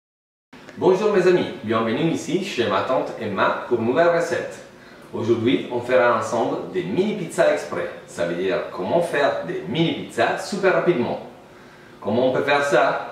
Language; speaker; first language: French; non-native, fluent; Italian